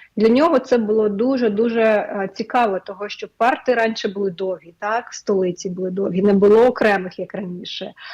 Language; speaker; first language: Ukrainian; native; Ukrainian